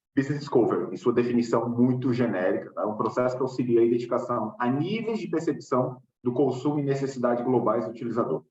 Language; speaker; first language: Portuguese; native; Portuguese